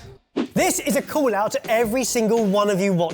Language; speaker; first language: English; native; English